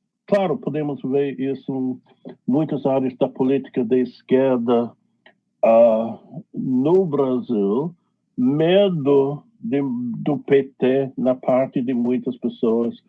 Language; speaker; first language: Portuguese; non-native, fluent; English